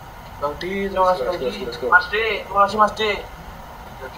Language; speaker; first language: Indonesian; native; Indonesian